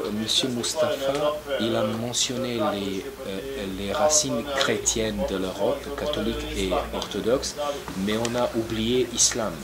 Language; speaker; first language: French; non-native, fluent; Serbian